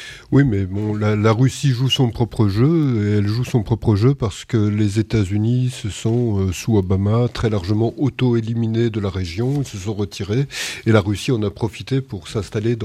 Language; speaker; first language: French; native; French